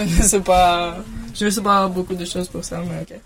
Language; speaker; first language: French; non-native, learner; Greek